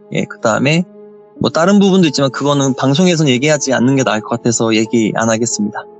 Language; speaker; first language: Korean; native; Korean